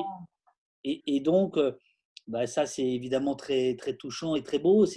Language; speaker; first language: French; native; French